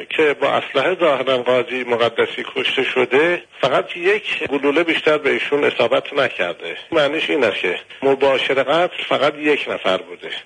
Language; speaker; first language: Persian; native; Persian